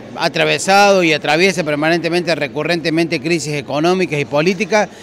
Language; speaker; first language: Spanish; native; Spanish